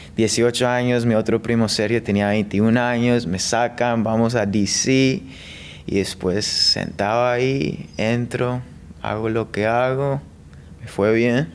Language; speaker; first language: Spanish; early bilingual, heritage; English